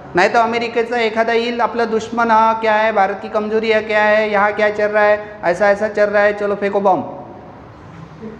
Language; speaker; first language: Hindi; non-native, local second language; Marathi